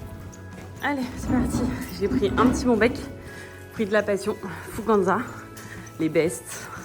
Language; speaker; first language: French; native; French